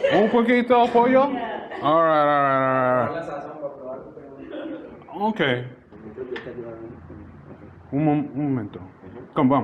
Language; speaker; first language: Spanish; non-native, learner; English